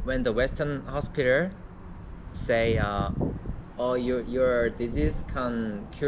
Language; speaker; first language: English; non-native, learner; Korean